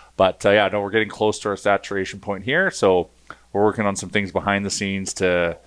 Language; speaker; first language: English; native; English